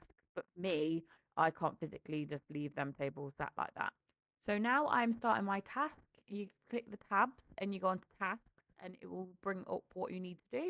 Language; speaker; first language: English; native; English